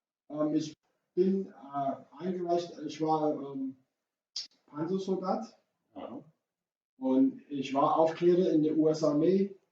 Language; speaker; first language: German; non-native, fluent; English